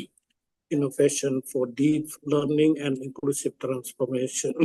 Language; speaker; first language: English; non-native, fluent; Indonesian